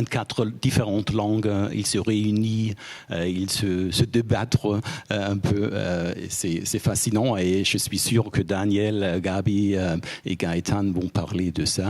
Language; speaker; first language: French; non-native, fluent; German